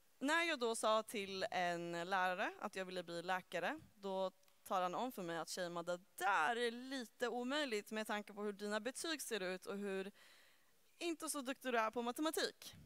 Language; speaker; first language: Swedish; early bilingual, other home language; Turkish